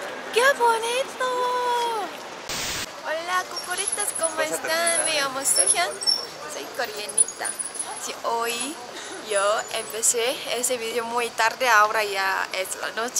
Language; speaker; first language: Spanish; non-native, learner; Korean